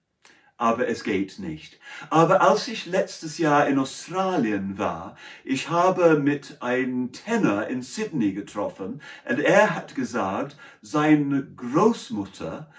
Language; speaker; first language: German; non-native, learner; English